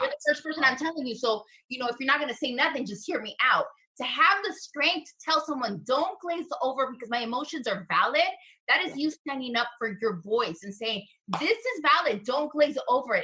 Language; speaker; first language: English; early bilingual, other home language; Spanish